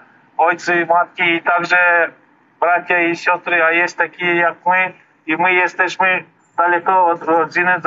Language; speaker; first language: Polish; non-native, learner; Turkmen